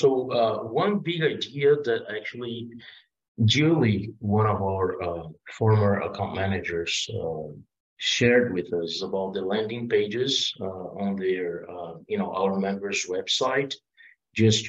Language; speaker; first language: English; non-native, fluent; Portuguese